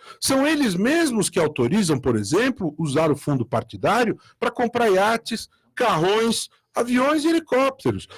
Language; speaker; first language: Portuguese; native; Portuguese